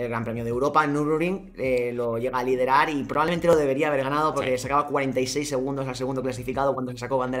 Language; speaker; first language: Spanish; native; Spanish